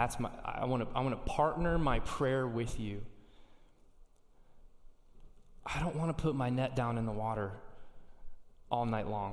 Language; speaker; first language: English; native; English